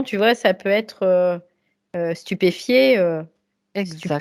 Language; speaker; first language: French; native; French